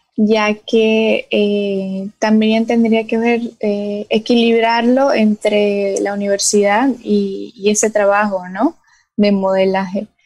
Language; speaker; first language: Spanish; non-native, local second language; Portuguese